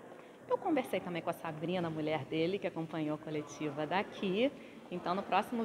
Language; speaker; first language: Portuguese; native; Portuguese